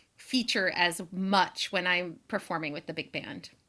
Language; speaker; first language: English; native; English